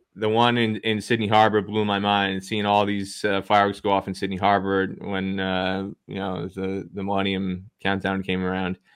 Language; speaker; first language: English; native; English